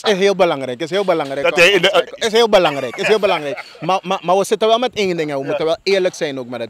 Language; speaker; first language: Dutch; native; Dutch